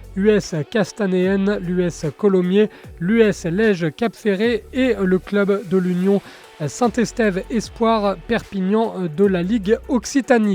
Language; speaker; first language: French; native; French